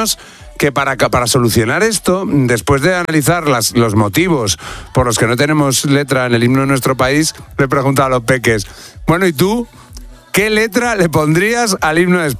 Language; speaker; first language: Spanish; native; Spanish